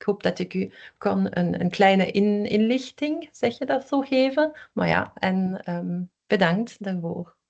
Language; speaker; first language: Dutch; non-native, local second language; German